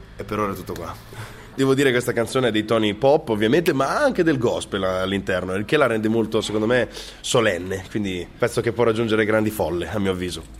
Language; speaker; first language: Italian; native; Italian